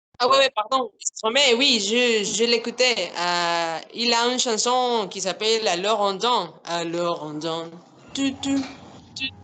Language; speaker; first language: French; non-native, fluent; Spanish